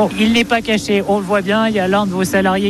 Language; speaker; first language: French; native; French